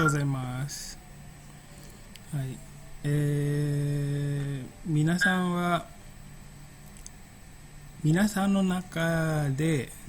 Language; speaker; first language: Japanese; non-native, fluent; Indonesian